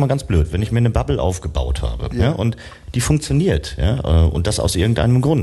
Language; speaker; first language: German; native; German